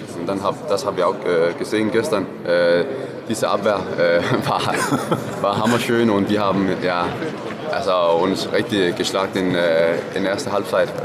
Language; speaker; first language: German; non-native, fluent; Danish